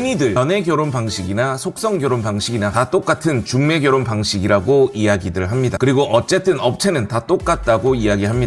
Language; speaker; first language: Korean; native; Korean